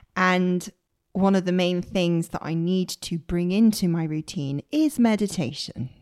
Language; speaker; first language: English; native; English